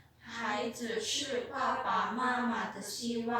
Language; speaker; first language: Chinese; non-native, learner; Lao